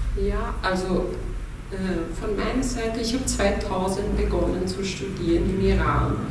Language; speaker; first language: German; non-native, fluent; Persian